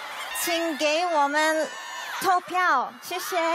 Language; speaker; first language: Chinese; non-native, learner; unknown